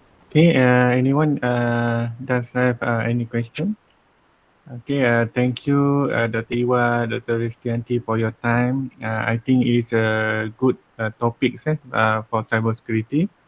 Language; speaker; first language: English; non-native, fluent; Malay